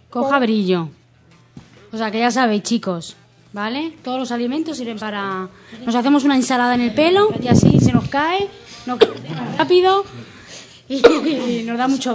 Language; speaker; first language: Spanish; native; Spanish